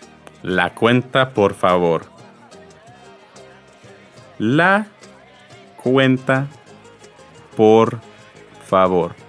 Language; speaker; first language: Spanish; non-native, fluent; English